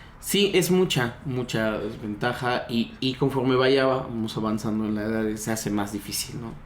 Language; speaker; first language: Spanish; non-native, local second language; Yucateco